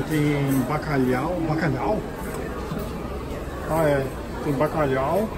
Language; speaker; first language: Portuguese; non-native, fluent; Japanese